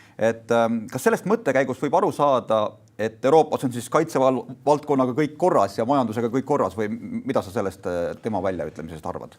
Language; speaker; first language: Estonian; native; Estonian